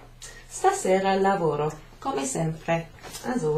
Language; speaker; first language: Italian; non-native, fluent; English